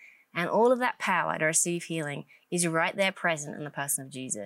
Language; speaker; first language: English; native; English